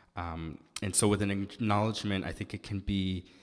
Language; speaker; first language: English; native; English